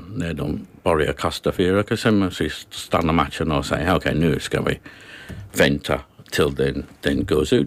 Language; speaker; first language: Swedish; non-native, learner; English